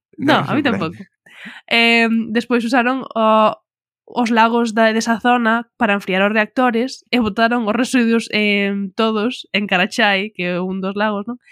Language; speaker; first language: Galician; non-native, local second language; Spanish